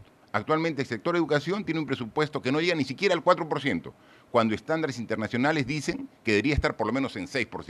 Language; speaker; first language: Spanish; native; Spanish